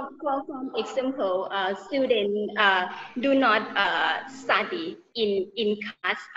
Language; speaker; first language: English; non-native, learner; Thai